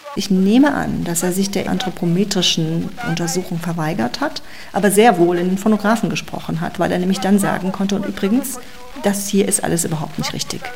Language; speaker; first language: German; native; German